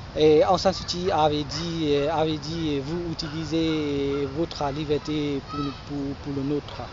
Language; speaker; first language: French; non-native, learner; Burmese